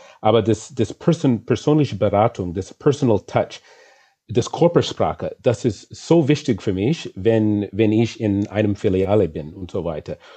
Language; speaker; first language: German; non-native, fluent; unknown